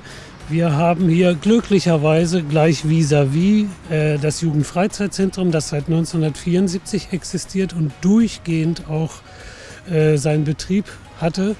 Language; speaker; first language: German; native; German